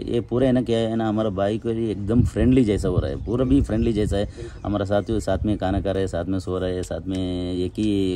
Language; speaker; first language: Hindi; non-native, local second language; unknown